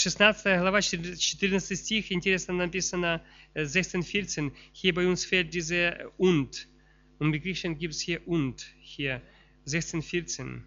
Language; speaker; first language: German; non-native, fluent; Russian